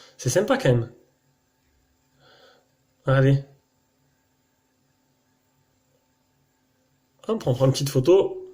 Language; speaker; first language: French; native; French